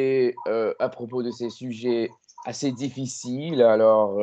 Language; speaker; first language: French; non-native, learner; English